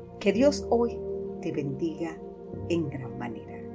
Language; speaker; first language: Spanish; native; Spanish